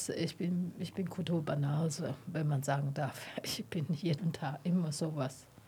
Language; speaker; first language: German; non-native, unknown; Chinese